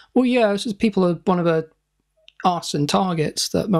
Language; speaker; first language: English; native; English